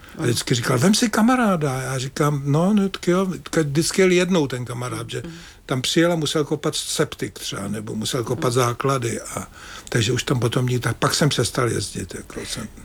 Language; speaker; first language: Czech; native; Czech